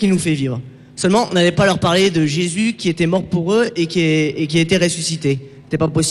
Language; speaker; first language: French; native; French